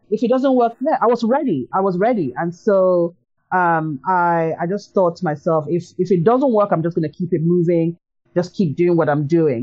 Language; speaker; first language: English; non-native, local second language; Igbo